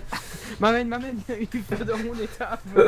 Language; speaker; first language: French; native; French